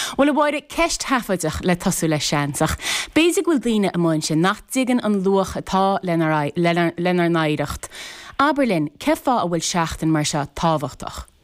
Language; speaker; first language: Irish; native; Irish